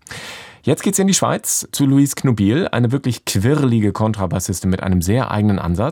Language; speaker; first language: German; native; German